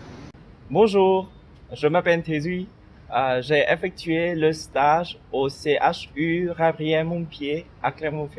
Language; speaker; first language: French; non-native, fluent; Vietnamese